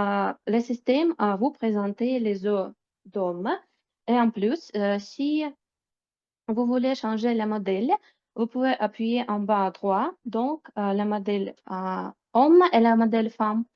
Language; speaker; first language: French; non-native, fluent; Russian